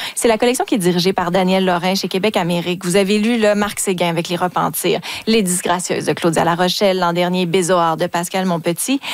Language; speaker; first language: French; native; French